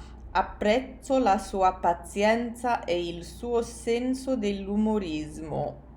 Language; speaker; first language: Italian; non-native, fluent; English